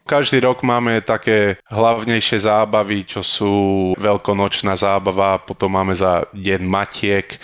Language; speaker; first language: Slovak; early bilingual, heritage; Slovak